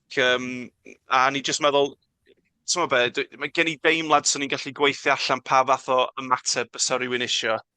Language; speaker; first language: Welsh; non-native, local second language; English